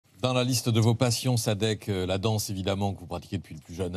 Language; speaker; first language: French; native; French